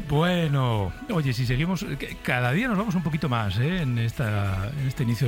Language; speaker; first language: Spanish; native; Spanish